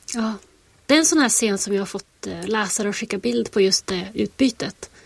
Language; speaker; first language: Swedish; native; Swedish